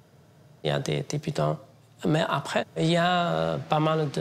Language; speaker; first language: French; non-native, fluent; Chinese